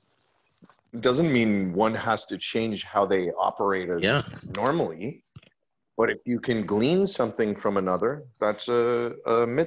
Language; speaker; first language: English; native; English